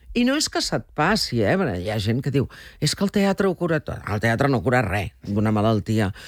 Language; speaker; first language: Catalan; native; Catalan